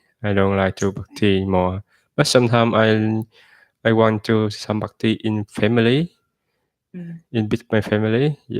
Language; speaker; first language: English; non-native, learner; Vietnamese